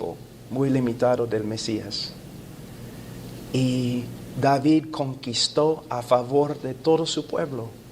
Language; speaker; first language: Spanish; non-native, fluent; English